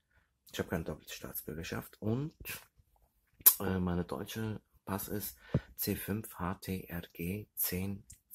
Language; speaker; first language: German; early bilingual, other home language; Turkish